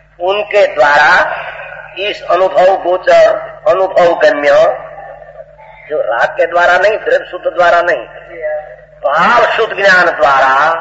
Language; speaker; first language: Hindi; non-native, local second language; Gujarati